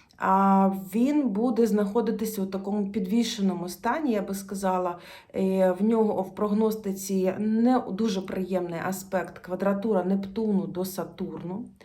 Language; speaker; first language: Ukrainian; non-native, local second language; Russian